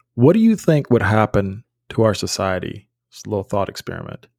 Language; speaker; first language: English; early bilingual, other home language; Bosnian